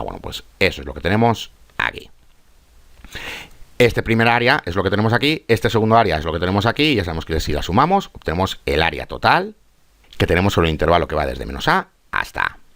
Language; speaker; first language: Spanish; native; Spanish